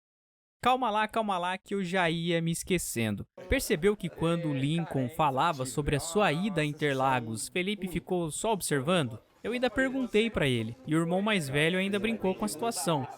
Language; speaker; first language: Portuguese; native; Portuguese